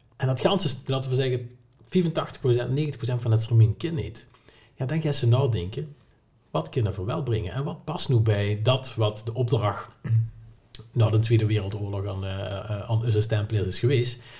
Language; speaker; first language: Dutch; non-native, local second language; Limburgish